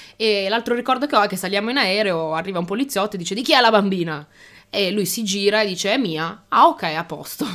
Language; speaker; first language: Italian; early bilingual, other home language; Albanian